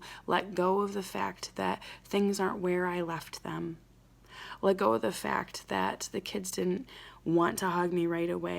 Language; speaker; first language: English; native; English